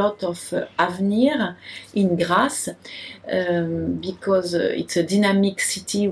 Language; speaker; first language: English; non-native, learner; French